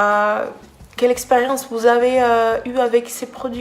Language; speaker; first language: French; non-native, fluent; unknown